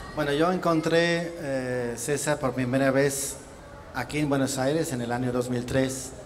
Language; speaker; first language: Spanish; non-native, fluent; German